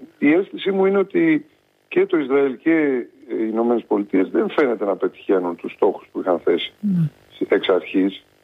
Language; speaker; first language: Greek; native; Greek